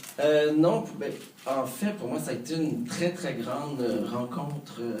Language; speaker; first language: French; native; French